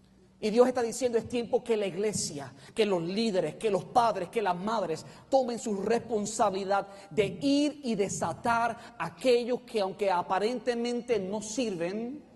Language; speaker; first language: Spanish; native; Spanish